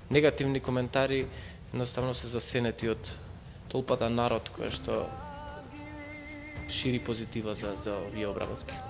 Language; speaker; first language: Macedonian; native; Macedonian